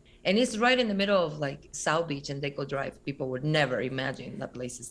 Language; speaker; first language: English; non-native, fluent; Spanish